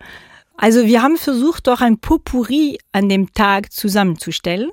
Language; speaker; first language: German; non-native, fluent; French